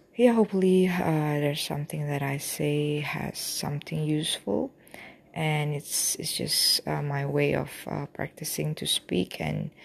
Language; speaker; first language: English; non-native, fluent; Indonesian